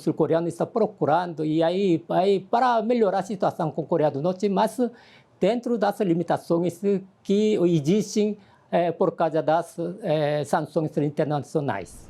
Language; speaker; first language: Portuguese; non-native, fluent; Korean